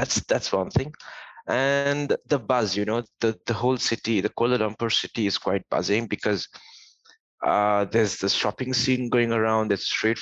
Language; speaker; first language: English; non-native, local second language; Tamil